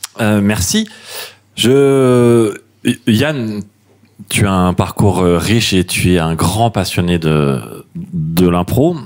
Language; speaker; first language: French; native; French